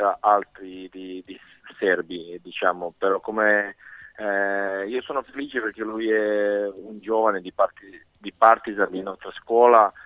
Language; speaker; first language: Italian; non-native, fluent; Serbian